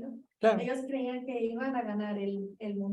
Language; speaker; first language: Spanish; early bilingual, heritage; Spanish